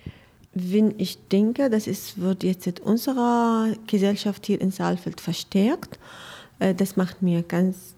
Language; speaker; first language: German; non-native, learner; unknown